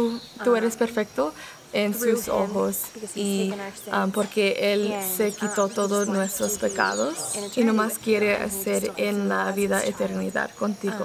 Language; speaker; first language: Spanish; non-native, learner; English